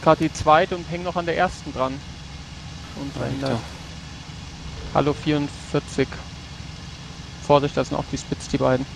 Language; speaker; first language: German; native; German